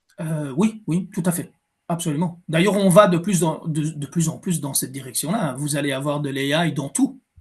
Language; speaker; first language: French; native; French